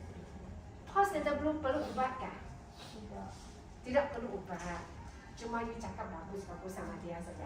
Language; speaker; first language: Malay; non-native, local second language; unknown